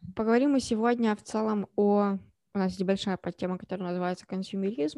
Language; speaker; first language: Ukrainian; non-native, local second language; Russian